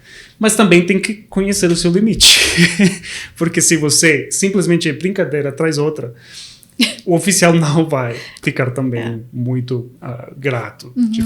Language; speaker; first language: Portuguese; non-native, fluent; Spanish